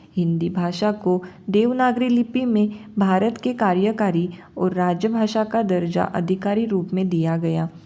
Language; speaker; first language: Hindi; native; Hindi